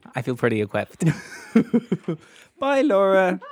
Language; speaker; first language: English; native; English